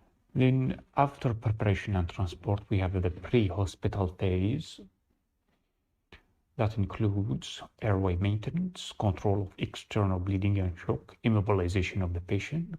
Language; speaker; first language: English; non-native, fluent; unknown